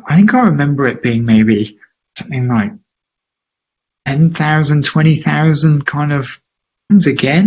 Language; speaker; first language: English; native; English